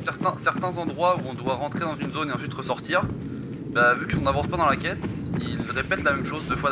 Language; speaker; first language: French; native; French